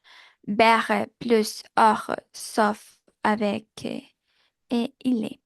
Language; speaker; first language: French; non-native, learner; Spanish